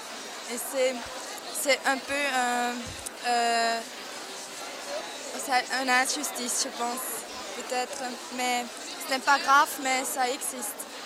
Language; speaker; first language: French; non-native, local second language; German